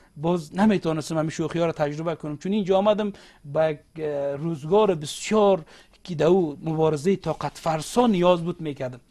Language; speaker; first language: Persian; non-native, local second language; Uzbek